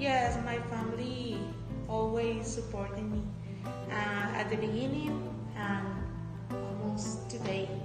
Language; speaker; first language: English; non-native, fluent; Spanish